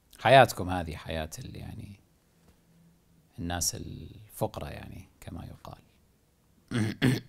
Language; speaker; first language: Arabic; native; Arabic